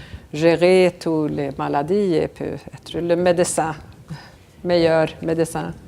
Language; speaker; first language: French; non-native, fluent; Swedish